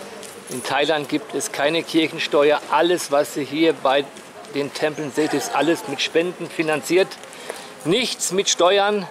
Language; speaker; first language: German; native; German